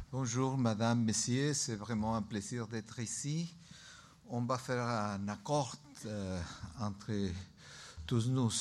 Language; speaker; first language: French; non-native, learner; Spanish